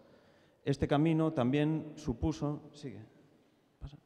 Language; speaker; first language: Spanish; native; Spanish